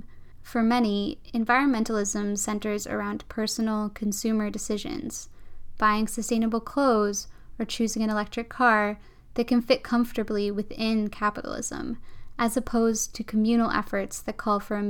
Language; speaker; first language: English; native; English